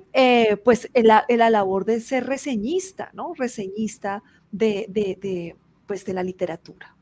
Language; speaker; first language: Spanish; native; Spanish